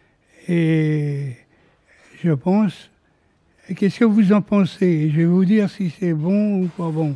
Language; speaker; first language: French; native; French